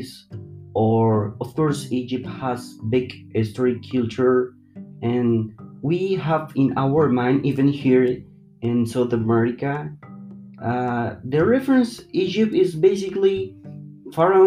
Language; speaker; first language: English; non-native, learner; Spanish